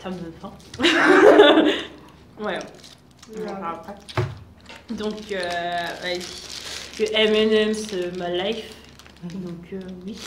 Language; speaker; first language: French; native; French